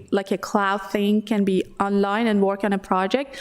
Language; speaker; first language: English; non-native, fluent; Persian